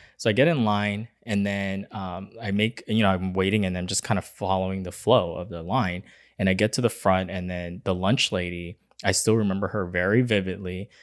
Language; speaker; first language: English; early bilingual, other home language; Chinese